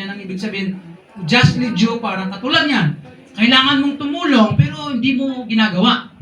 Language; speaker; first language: Filipino; non-native, local second language; Hiligaynon